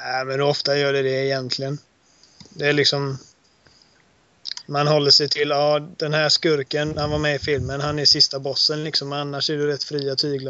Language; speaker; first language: Swedish; native; Swedish